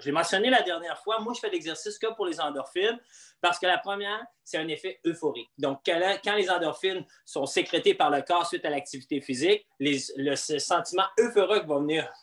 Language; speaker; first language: French; native; French